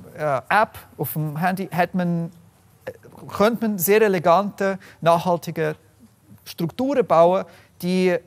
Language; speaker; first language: German; non-native, fluent; English